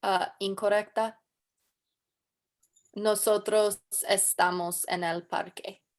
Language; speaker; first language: Spanish; non-native, learner; English